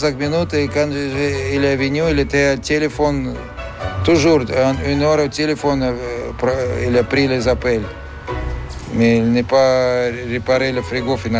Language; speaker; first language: French; non-native, fluent; Russian